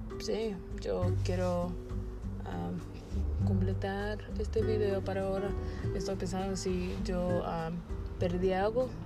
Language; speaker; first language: Spanish; non-native, learner; English